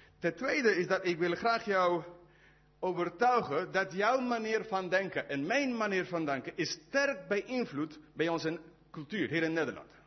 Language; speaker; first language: Dutch; non-native, fluent; English